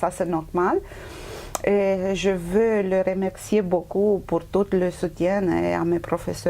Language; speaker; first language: French; non-native, fluent; Romanian